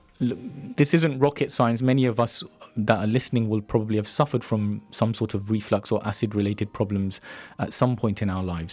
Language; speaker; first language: English; native; English